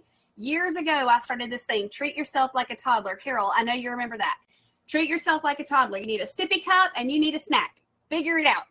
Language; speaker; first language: English; native; English